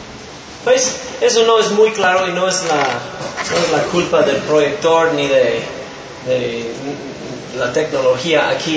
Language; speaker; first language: Spanish; non-native, fluent; English